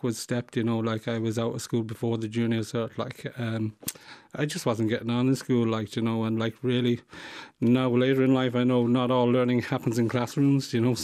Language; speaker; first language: English; native; English